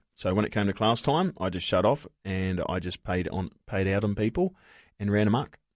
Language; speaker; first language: English; native; English